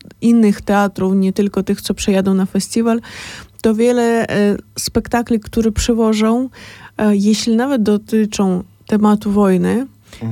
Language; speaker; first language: Polish; non-native, fluent; Ukrainian